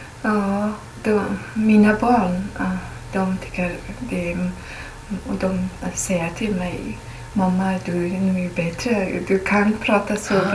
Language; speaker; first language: Swedish; non-native, learner; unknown